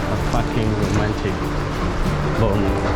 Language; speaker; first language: English; non-native, fluent; Chinese